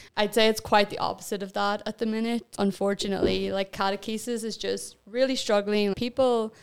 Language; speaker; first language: English; native; English